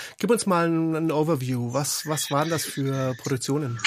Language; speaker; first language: German; native; German